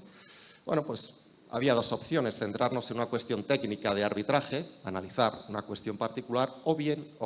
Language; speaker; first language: Spanish; native; Spanish